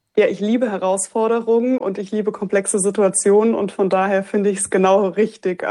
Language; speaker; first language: German; native; German